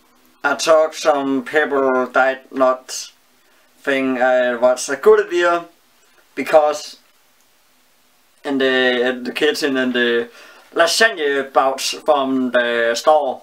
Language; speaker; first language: English; non-native, learner; Danish